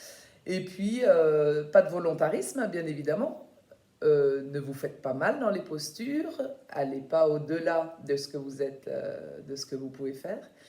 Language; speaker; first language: French; native; French